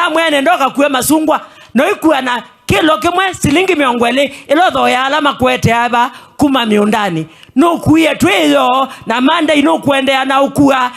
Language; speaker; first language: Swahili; non-native, local second language; Kamba